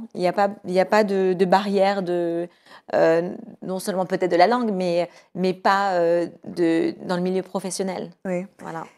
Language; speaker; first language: French; native; French